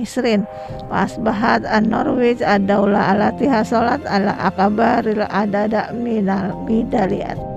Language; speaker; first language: Arabic; non-native, fluent; Indonesian